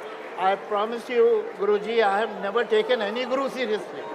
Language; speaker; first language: English; non-native, local second language; Hindi